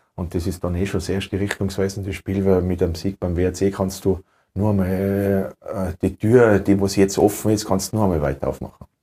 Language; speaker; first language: German; native; German